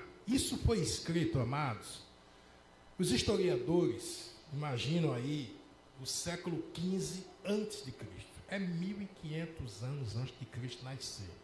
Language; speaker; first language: Portuguese; native; Portuguese